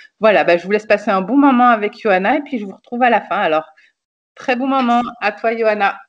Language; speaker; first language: French; native; French